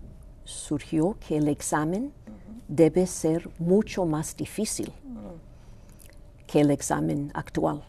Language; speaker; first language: Spanish; non-native, local second language; Greek